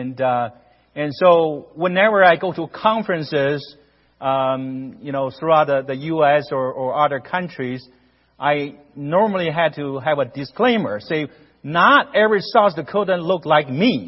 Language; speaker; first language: English; non-native, fluent; Chinese